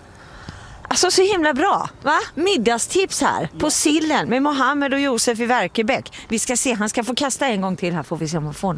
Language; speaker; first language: Swedish; native; Swedish